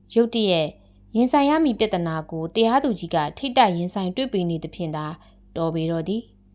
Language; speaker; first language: Burmese; native; Burmese